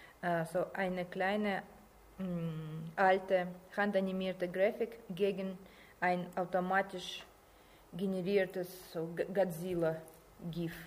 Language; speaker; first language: German; non-native, learner; Russian